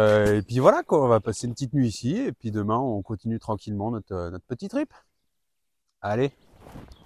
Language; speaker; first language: French; native; French